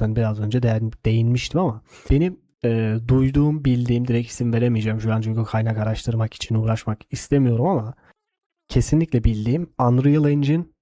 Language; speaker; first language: Turkish; native; Turkish